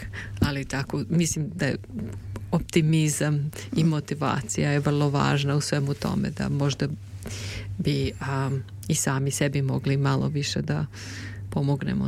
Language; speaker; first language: Serbian; native; Serbian